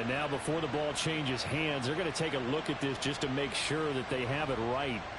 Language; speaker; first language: English; native; English